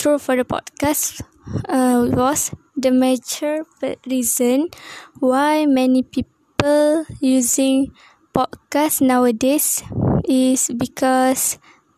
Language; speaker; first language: English; non-native, local second language; Malay